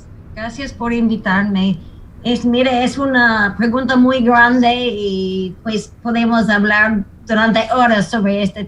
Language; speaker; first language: Spanish; non-native, fluent; English